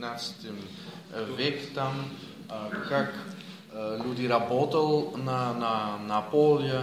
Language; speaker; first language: Russian; non-native, fluent; Dutch